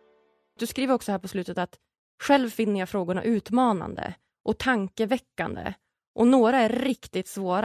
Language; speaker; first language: Swedish; native; Swedish